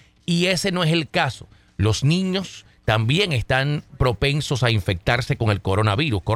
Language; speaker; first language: Spanish; native; Spanish